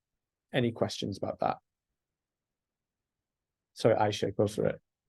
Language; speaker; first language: English; native; English